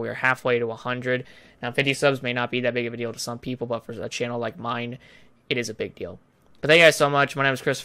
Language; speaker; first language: English; native; English